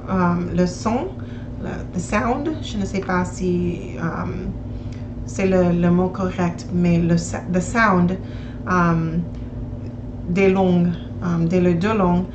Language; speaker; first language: French; non-native, learner; English